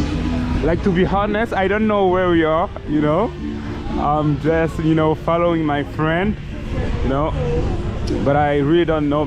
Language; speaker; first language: English; non-native, fluent; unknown